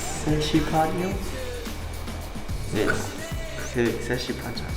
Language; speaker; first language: Korean; non-native, learner; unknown